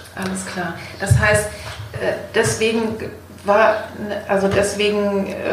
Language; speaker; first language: German; native; German